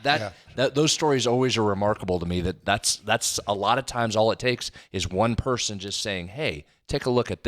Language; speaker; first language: English; native; English